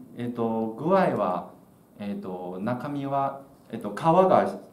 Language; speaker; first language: Japanese; non-native, fluent; Chinese